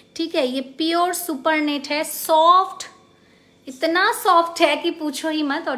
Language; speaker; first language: Hindi; non-native, local second language; Bangla